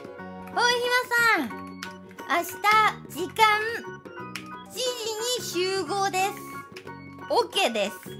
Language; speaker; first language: Japanese; native; Japanese